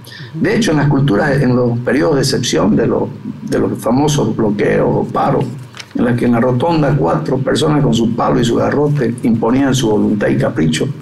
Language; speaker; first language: Spanish; native; Spanish